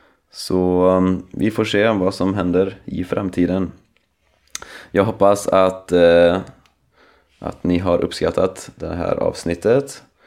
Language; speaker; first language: Swedish; native; Swedish